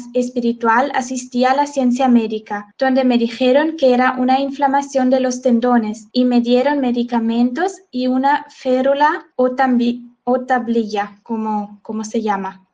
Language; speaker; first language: Spanish; non-native, fluent; Swiss German